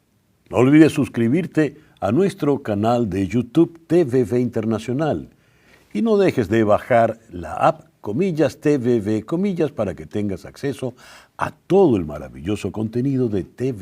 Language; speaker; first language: Spanish; native; Spanish